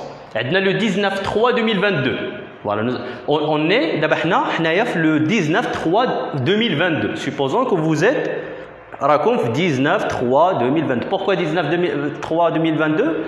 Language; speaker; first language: French; non-native, local second language; Arabic